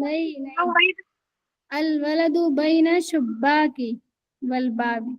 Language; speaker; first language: Arabic; non-native, learner; Urdu